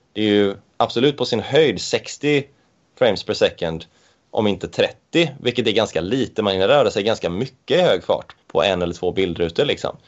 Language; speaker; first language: Swedish; native; Swedish